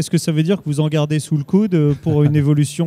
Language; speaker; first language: French; native; French